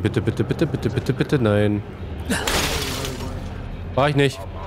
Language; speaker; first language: German; native; German